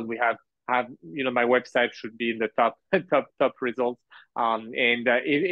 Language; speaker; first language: English; early bilingual, heritage; Arabic